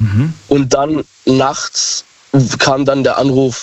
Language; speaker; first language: German; native; German